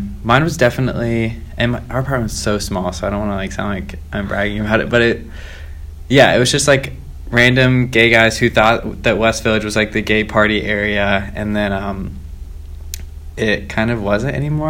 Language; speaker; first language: English; native; English